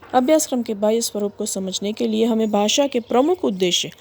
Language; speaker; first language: Hindi; non-native, local second language; Gujarati